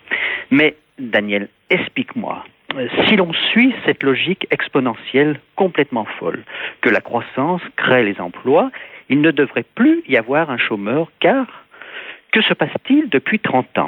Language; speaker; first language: French; native; French